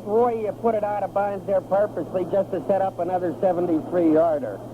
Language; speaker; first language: English; native; English